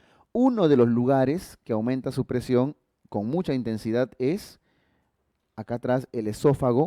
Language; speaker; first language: Spanish; native; Spanish